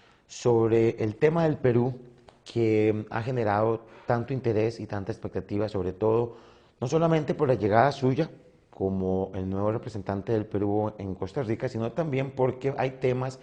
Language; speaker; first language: Spanish; native; Spanish